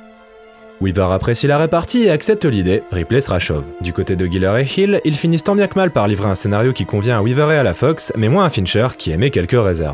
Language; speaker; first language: French; native; French